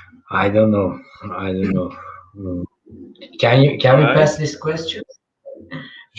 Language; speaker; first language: English; non-native, fluent; Turkish